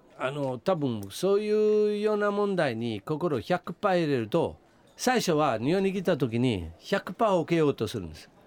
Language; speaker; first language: Japanese; non-native, fluent; Italian